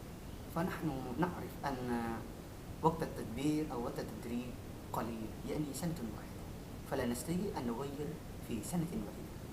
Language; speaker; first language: Arabic; non-native, learner; Indonesian